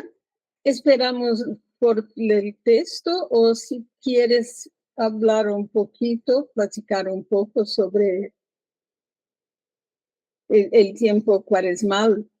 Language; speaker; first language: Spanish; non-native, learner; Portuguese